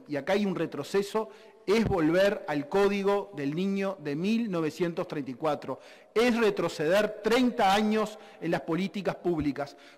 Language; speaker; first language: Spanish; native; Spanish